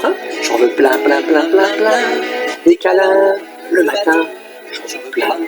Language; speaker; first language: French; native; French